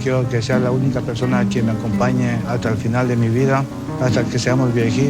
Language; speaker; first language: Spanish; native; Spanish